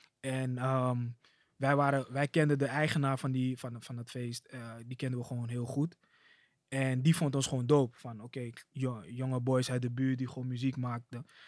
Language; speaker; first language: Dutch; early bilingual, other home language; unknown